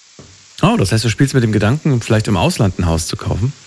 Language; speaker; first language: German; native; German